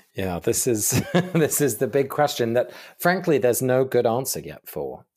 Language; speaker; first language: English; native; English